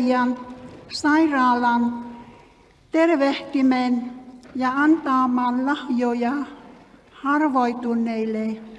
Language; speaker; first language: Finnish; non-native, learner; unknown